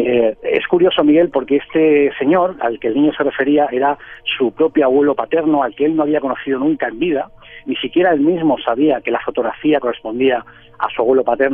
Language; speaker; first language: Spanish; native; Spanish